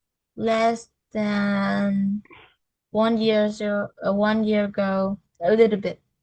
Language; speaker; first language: English; non-native, learner; Vietnamese